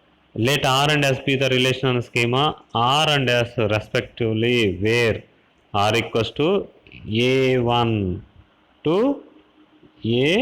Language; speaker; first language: English; non-native, local second language; Telugu